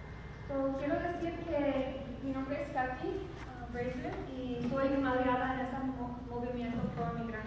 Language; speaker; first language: Spanish; early bilingual, other home language; English